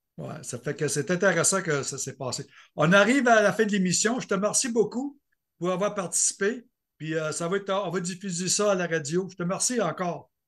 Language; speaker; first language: French; native; French